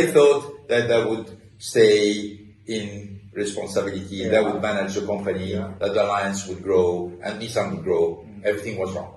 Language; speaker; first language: English; non-native, fluent; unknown